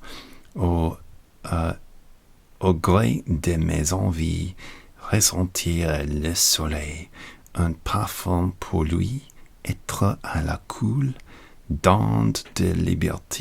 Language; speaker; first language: French; non-native, learner; English